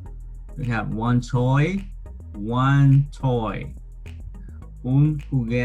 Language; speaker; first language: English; non-native, fluent; Spanish